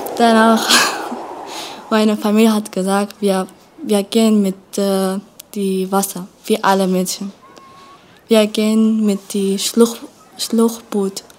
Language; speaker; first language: German; non-native, learner; Kurdish